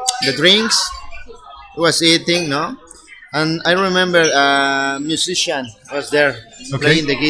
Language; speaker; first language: English; non-native, fluent; Spanish